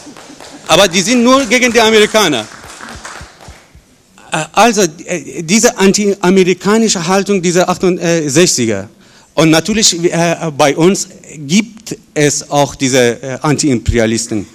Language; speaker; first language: German; non-native, fluent; Persian